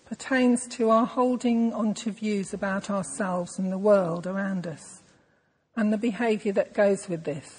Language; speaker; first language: English; native; English